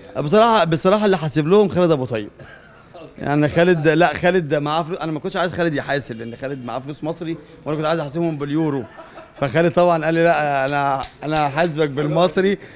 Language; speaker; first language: Arabic; native; Arabic